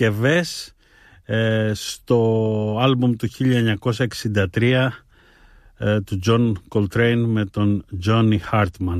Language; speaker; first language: Greek; native; Greek